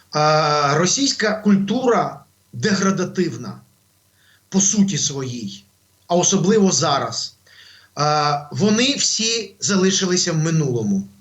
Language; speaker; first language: Ukrainian; non-native, local second language; Russian